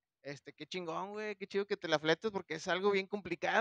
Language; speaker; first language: Spanish; native; Spanish